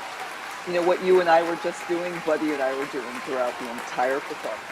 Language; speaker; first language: English; native; English